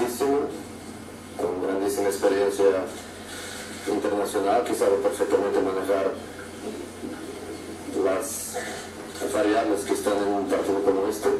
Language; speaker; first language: Spanish; non-native, fluent; Portuguese